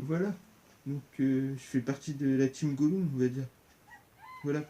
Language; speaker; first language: French; native; French